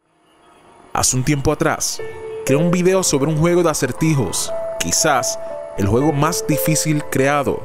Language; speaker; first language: Spanish; native; Spanish